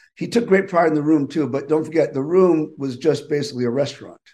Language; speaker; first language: English; native; English